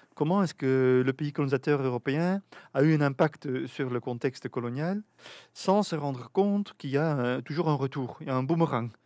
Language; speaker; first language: French; native; French